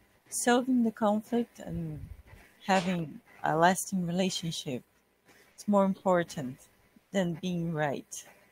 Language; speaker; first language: English; non-native, fluent; Portuguese